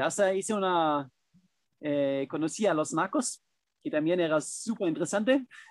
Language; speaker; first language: Spanish; non-native, fluent; German